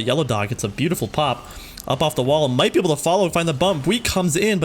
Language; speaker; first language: English; native; English